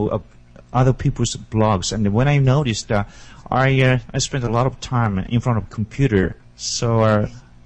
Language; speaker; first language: English; non-native, learner; Japanese